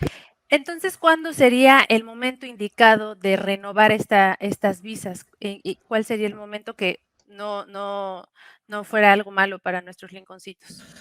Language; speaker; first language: Spanish; native; Spanish